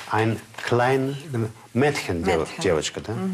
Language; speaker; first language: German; non-native, fluent; Russian